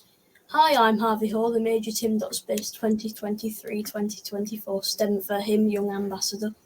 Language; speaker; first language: English; native; English